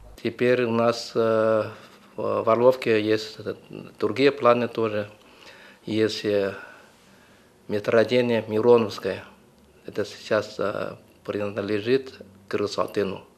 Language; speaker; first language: Russian; non-native, fluent; Chinese